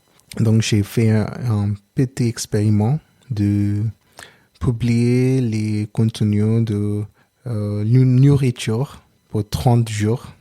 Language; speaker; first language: French; non-native, learner; Telugu